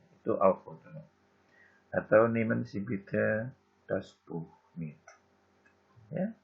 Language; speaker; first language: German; non-native, fluent; Indonesian